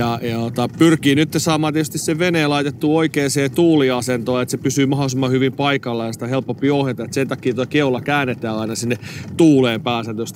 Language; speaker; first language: Finnish; native; Finnish